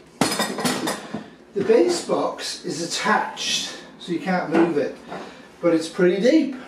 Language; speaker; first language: English; native; English